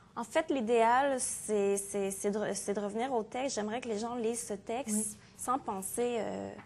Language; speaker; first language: French; native; French